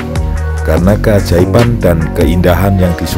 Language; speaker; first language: Indonesian; native; Indonesian